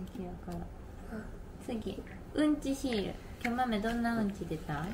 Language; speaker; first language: Japanese; native; Japanese